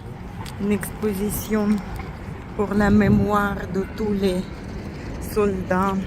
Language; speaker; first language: French; non-native, fluent; Russian